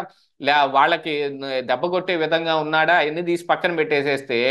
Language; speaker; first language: Telugu; native; Telugu